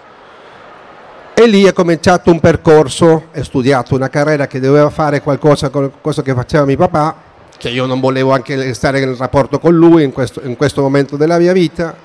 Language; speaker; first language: Italian; non-native, fluent; Spanish